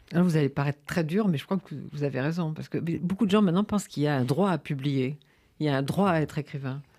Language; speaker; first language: French; native; French